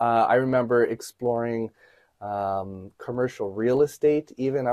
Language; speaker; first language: English; native; English